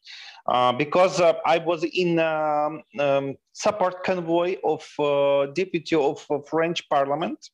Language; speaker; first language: English; non-native, fluent; Ukrainian